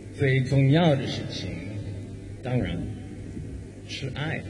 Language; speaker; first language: Chinese; non-native, learner; English